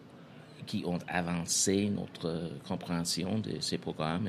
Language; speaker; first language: French; non-native, fluent; English